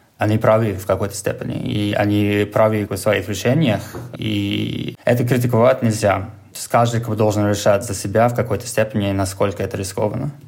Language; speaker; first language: Russian; non-native, fluent; English